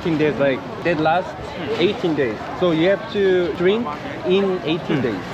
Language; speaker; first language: English; non-native, learner; Korean